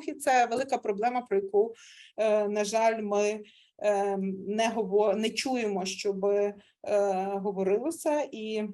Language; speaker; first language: Ukrainian; native; Ukrainian